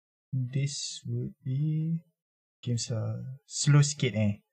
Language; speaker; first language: English; non-native, local second language; Malay